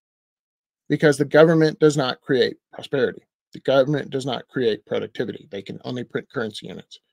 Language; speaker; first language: English; native; English